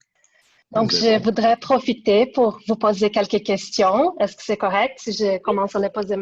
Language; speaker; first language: French; non-native, fluent; Portuguese